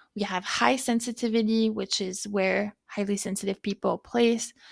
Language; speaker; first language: English; non-native, fluent; French